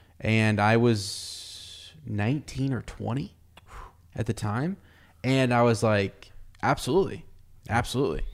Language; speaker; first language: English; native; English